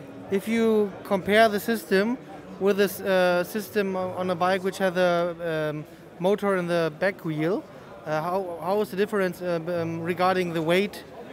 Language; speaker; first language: English; non-native, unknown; German